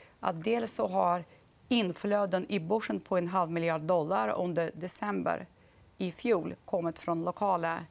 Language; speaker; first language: Swedish; non-native, fluent; Russian